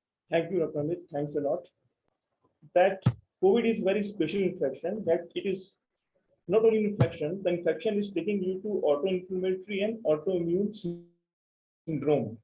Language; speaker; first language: English; non-native, local second language; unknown